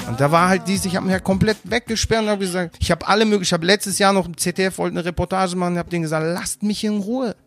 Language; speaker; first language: German; early bilingual, other home language; Turkish